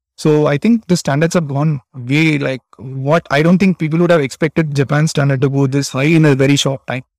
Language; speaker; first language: English; non-native, local second language; Tamil